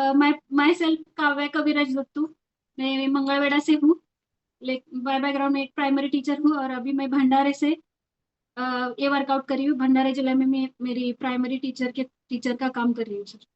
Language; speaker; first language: Hindi; non-native, local second language; Marathi